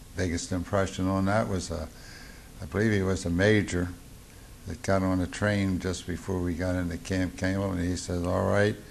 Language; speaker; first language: English; native; English